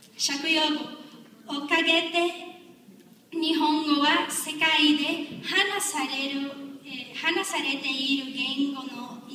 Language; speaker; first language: Japanese; non-native, learner; Spanish